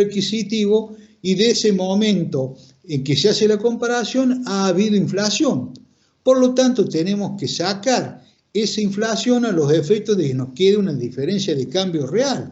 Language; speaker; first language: Spanish; native; Spanish